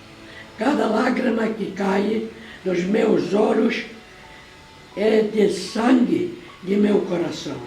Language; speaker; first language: Portuguese; non-native, fluent; Polish